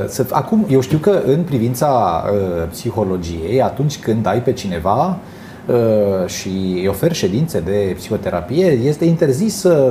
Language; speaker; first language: Romanian; native; Romanian